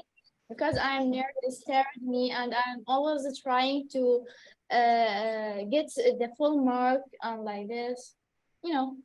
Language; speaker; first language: English; non-native, learner; Arabic